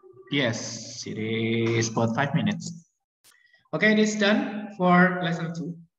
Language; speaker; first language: English; non-native, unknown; Indonesian